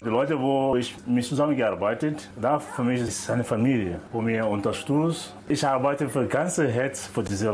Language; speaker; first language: German; non-native, fluent; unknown